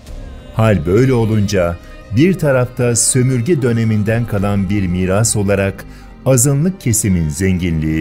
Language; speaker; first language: Turkish; native; Turkish